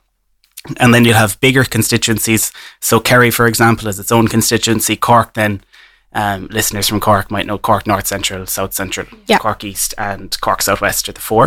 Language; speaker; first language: English; native; English